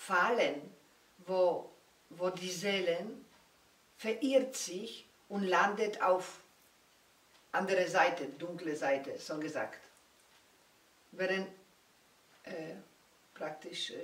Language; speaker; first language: German; non-native, learner; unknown